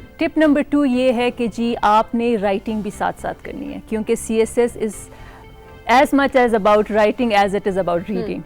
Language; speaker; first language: Urdu; non-native, local second language; Khowar